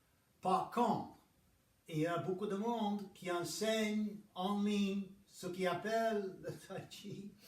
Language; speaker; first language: French; non-native, fluent; English